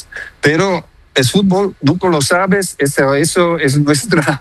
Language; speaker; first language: Spanish; non-native, fluent; Dutch